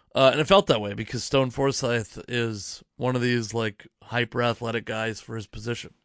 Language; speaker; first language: English; native; English